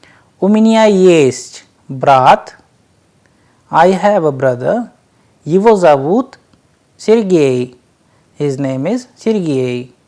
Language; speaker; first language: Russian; non-native, fluent; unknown